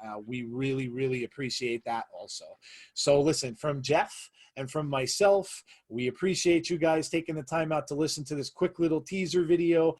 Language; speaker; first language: English; native; English